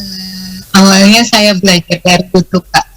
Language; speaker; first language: Indonesian; native; Indonesian